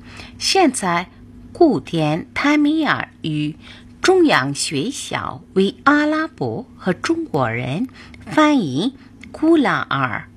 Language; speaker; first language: Chinese; non-native, fluent; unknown